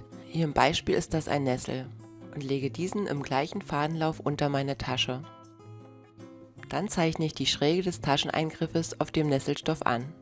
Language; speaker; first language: German; native; German